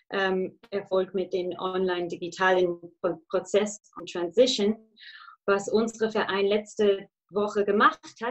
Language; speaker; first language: German; non-native, fluent; English